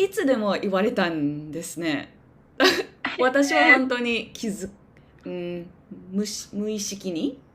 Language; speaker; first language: Japanese; non-native, learner; English